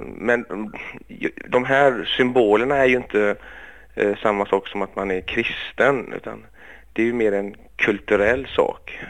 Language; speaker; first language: Swedish; early bilingual, other home language; Greek